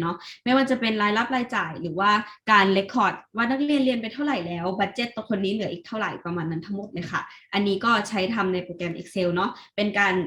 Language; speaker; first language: Thai; native; Thai